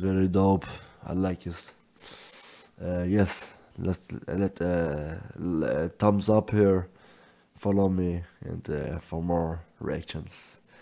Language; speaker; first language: English; non-native, learner; German